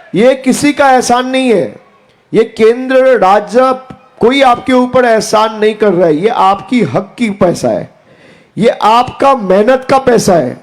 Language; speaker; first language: Hindi; non-native, local second language; Bangla